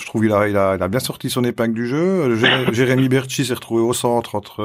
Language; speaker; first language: French; native; French